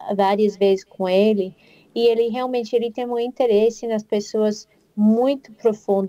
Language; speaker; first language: Portuguese; non-native, fluent; English